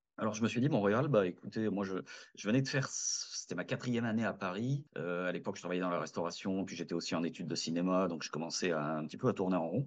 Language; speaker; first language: French; native; French